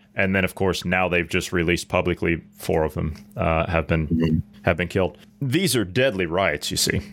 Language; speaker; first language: English; native; English